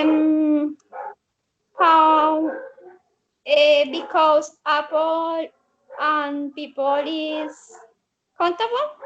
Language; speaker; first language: English; non-native, learner; Spanish